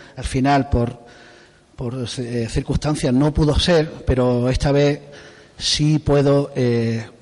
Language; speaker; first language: Spanish; native; Spanish